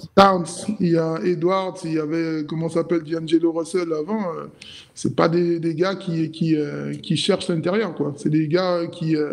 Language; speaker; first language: French; native; French